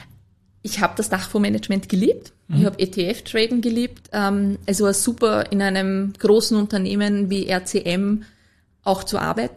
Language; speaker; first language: German; native; German